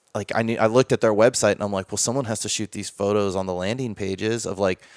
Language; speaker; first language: English; native; English